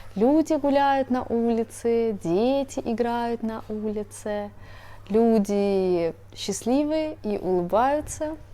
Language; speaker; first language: Russian; native; Russian